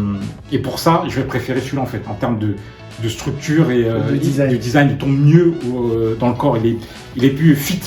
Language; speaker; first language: French; native; French